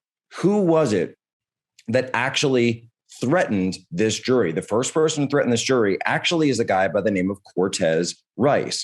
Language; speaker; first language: English; native; English